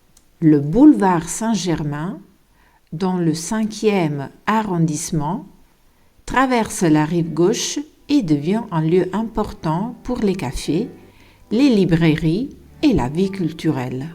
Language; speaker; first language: French; non-native, fluent; Italian